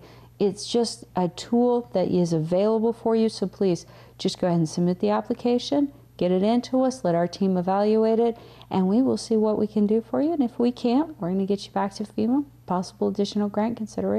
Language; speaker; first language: English; native; English